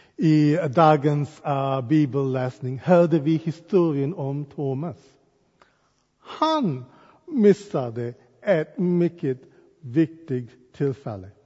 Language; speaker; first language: Swedish; non-native, fluent; English